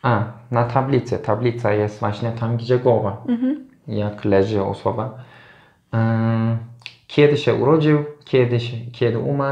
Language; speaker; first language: Polish; non-native, learner; Turkish